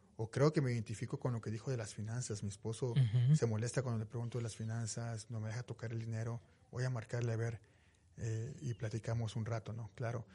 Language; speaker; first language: Spanish; native; Spanish